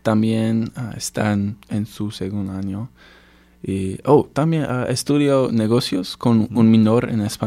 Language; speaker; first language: Spanish; non-native, learner; English